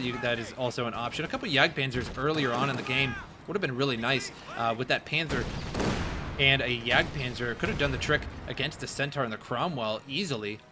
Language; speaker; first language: English; native; English